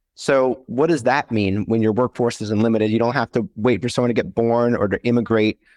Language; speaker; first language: English; native; English